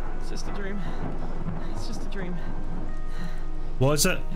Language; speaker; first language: English; native; English